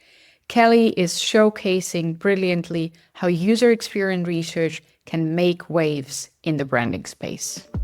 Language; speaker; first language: English; non-native, fluent; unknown